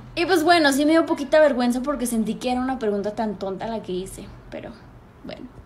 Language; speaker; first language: Spanish; early bilingual, heritage; Spanish